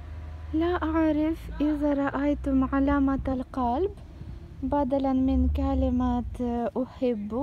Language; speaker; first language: Arabic; non-native, fluent; Ukrainian